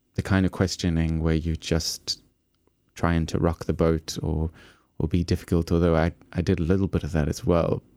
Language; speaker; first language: English; native; English